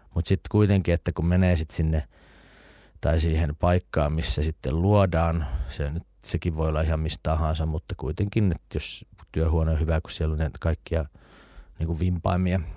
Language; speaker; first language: Finnish; native; Finnish